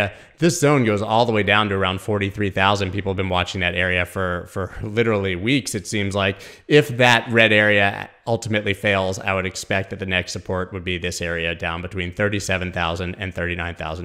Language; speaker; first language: English; native; English